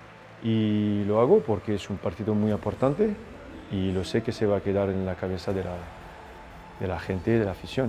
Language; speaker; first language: Spanish; non-native, fluent; French